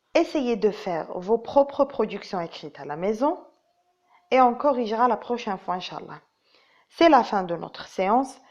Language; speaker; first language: French; non-native, local second language; Arabic